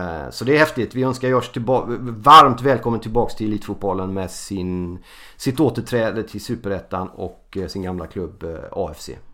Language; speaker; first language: Swedish; native; Swedish